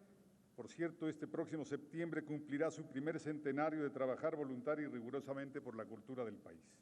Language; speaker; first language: Spanish; native; Spanish